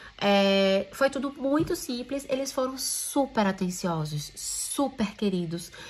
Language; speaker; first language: Portuguese; native; Portuguese